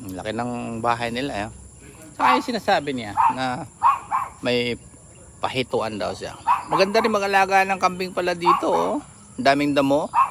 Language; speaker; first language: Filipino; native; Filipino